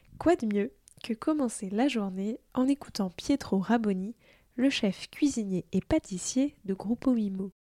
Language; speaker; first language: French; native; French